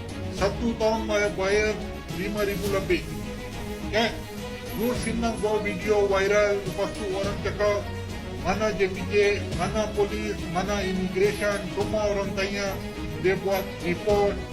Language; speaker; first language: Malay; non-native, learner; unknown